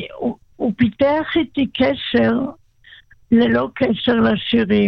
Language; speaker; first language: Hebrew; non-native, local second language; German